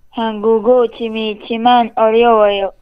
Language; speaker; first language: Korean; non-native, learner; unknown